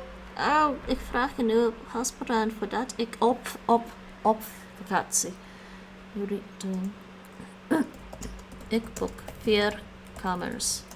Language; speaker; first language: Dutch; non-native, learner; English